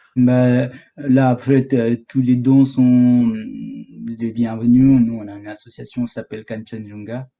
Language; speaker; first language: French; non-native, fluent; Sherpa